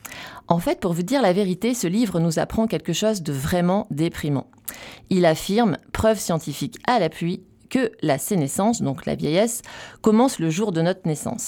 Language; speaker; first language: French; native; French